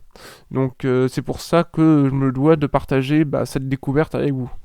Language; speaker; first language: French; native; French